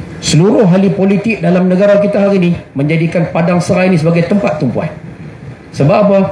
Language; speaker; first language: Malay; native; Malay